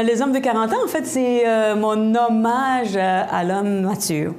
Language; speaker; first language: French; native; French